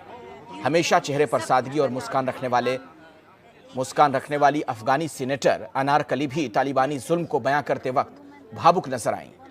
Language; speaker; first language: Hindi; native; Hindi